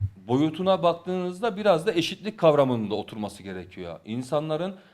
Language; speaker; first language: Turkish; native; Turkish